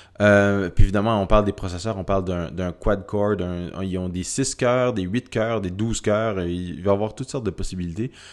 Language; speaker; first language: French; native; French